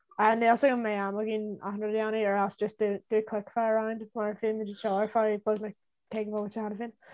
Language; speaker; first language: Irish; native; Irish